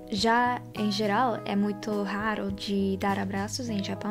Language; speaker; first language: Portuguese; non-native, fluent; Dutch